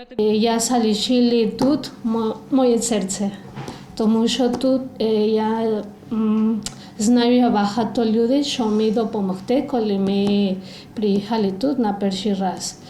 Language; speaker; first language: Ukrainian; non-native, learner; Spanish